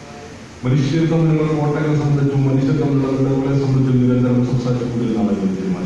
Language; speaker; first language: Malayalam; native; Malayalam